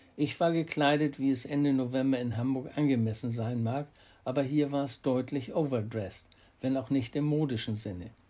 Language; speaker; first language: German; native; German